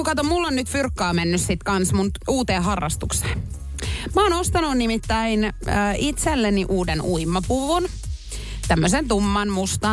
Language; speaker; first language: Finnish; native; Finnish